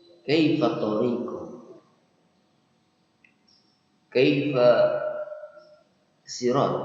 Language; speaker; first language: Arabic; non-native, fluent; Indonesian